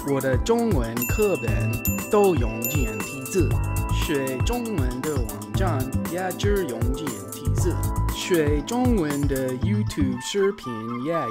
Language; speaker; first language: Chinese; non-native, learner; English